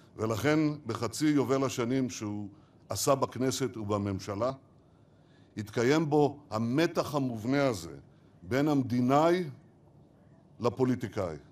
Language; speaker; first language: Hebrew; native; Hebrew